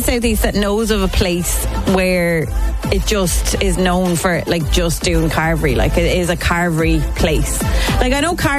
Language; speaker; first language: English; native; English